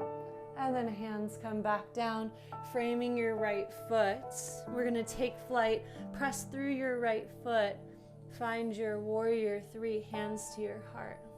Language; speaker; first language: English; native; English